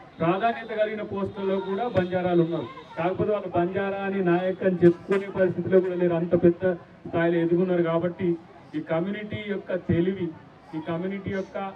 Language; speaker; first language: Telugu; native; Telugu